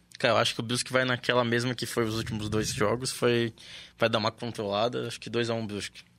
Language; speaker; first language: Portuguese; native; Portuguese